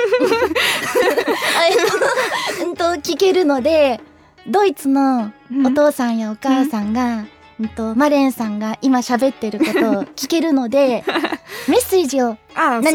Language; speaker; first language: Japanese; native; Japanese